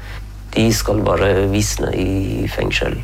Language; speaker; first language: Norwegian; non-native, fluent; Persian